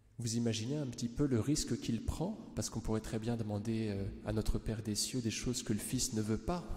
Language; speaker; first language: French; native; French